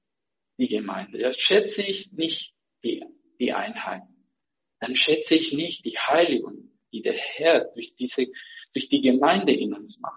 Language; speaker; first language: German; non-native, fluent; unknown